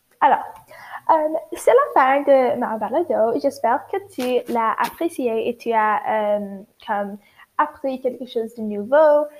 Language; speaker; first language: French; non-native, learner; English